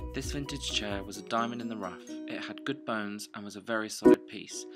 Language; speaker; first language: English; native; English